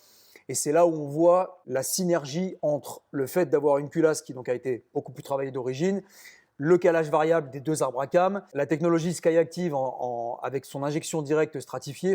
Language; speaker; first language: French; native; French